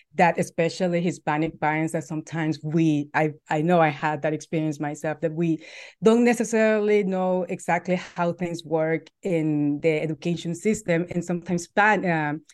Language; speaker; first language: English; non-native, fluent; Spanish